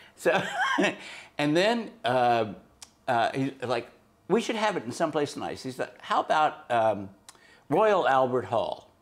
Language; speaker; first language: English; native; English